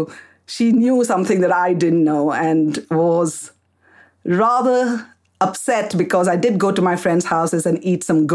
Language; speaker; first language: English; non-native, local second language; Kannada